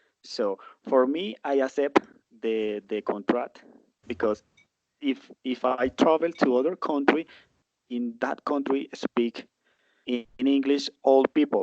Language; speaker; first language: English; non-native, learner; Spanish